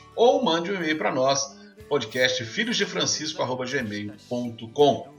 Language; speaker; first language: Portuguese; native; Portuguese